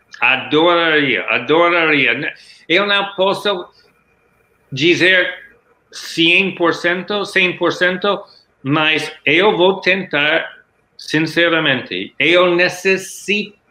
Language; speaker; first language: Portuguese; non-native, learner; English